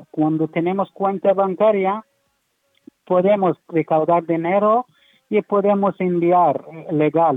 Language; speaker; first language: Spanish; non-native, learner; Persian